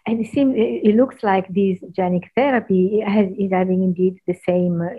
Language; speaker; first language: English; non-native, fluent; Italian